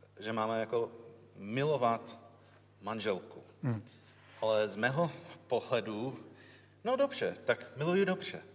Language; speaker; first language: Czech; non-native, learner; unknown